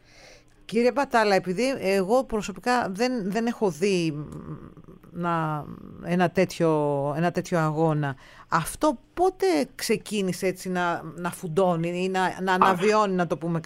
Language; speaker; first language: Greek; native; Greek